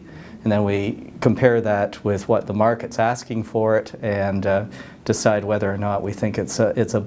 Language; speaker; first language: English; native; English